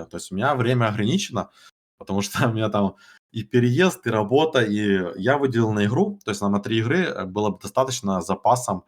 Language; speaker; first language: Russian; native; Russian